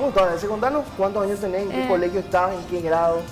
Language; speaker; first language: Spanish; native; Spanish